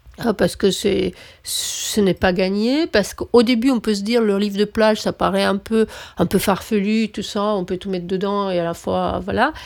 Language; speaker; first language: French; non-native, fluent; Romanian